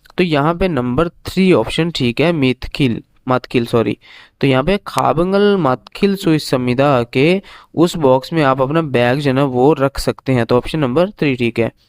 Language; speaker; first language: Urdu; native; Urdu